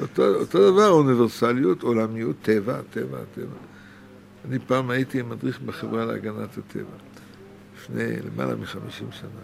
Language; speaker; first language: Hebrew; native; Hebrew